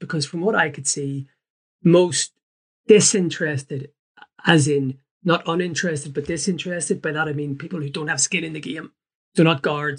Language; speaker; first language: English; native; English